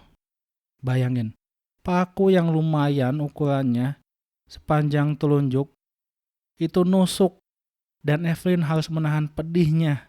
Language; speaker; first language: Indonesian; native; Indonesian